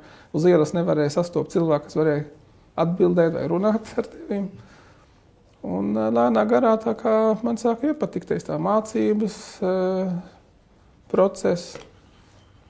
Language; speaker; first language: Latvian; non-native, fluent; Arabic